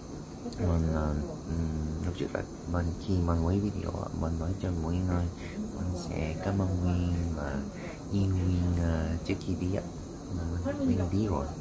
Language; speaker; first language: Vietnamese; non-native, learner; Korean